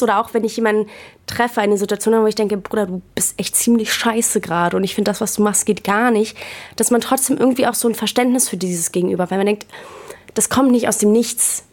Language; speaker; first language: German; native; German